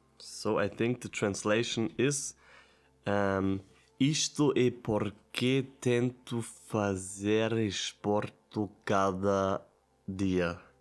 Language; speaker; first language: Portuguese; non-native, learner; Italian